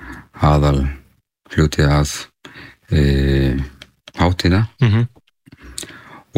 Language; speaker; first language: Icelandic; non-native, learner; Spanish